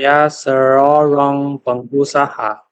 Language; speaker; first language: Indonesian; non-native, learner; Chinese